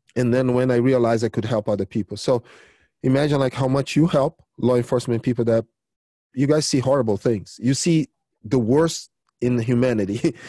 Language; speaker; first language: English; early bilingual, other home language; Portuguese